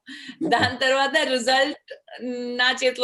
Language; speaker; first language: Telugu; non-native, learner; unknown